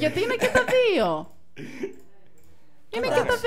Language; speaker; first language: Greek; native; Greek